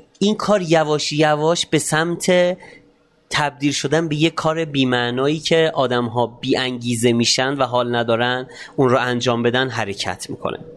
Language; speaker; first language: Persian; native; Persian